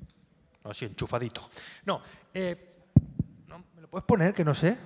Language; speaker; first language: Spanish; native; Spanish